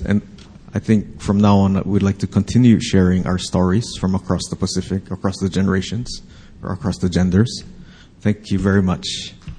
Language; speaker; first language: English; native; English